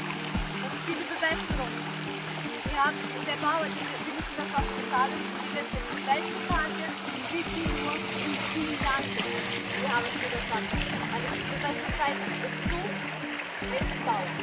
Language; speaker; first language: German; non-native, learner; Portuguese